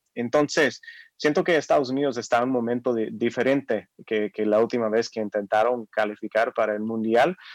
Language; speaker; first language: Spanish; non-native, fluent; English